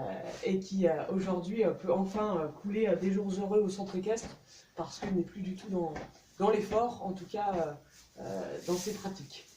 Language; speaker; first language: French; native; French